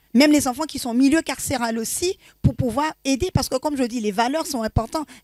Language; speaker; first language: French; native; French